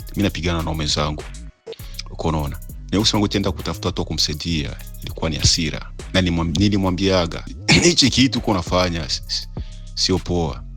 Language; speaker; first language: Swahili; non-native, local second language; Rundi